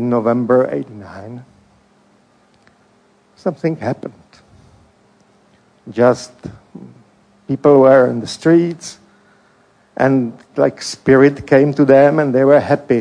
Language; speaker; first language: English; non-native, fluent; Czech